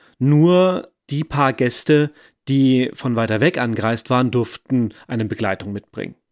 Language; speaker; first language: German; native; German